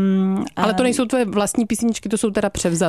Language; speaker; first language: Czech; native; Czech